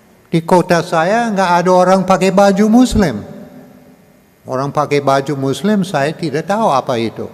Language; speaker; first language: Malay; non-native, learner; English